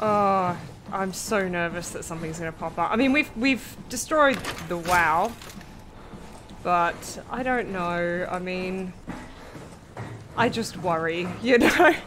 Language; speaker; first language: English; native; English